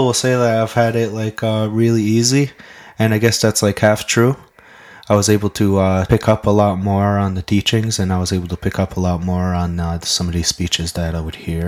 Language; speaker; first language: English; non-native, fluent; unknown